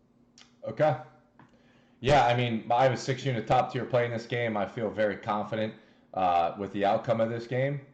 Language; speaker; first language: English; native; English